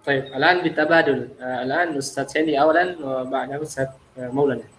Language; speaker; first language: Arabic; non-native, fluent; Indonesian